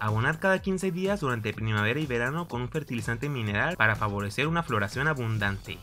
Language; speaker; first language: Spanish; native; Spanish